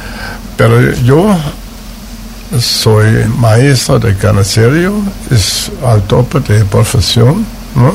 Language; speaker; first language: Portuguese; non-native, learner; German